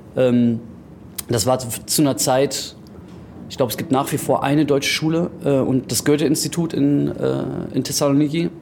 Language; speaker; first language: German; early bilingual, heritage; German